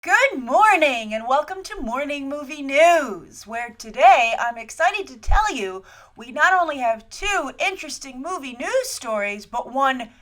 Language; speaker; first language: English; native; English